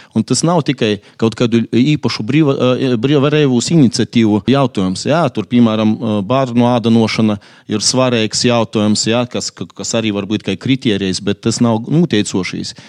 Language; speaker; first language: Latvian; native; Latvian